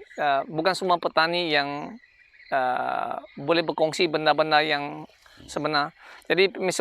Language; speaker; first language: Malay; non-native, local second language; Chinese